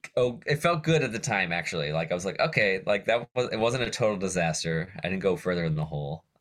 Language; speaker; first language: English; native; English